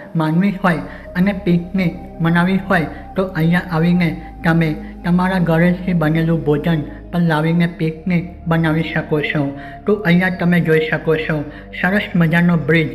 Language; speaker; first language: Gujarati; native; Gujarati